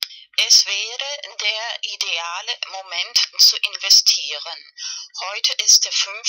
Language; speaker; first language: German; non-native, learner; Spanish